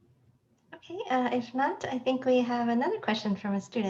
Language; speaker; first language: English; native; English